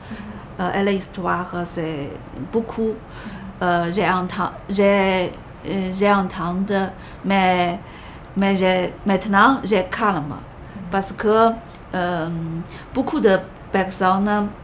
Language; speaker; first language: French; non-native, learner; Chinese